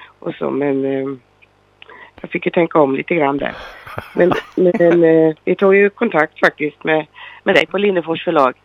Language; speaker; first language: Swedish; native; Swedish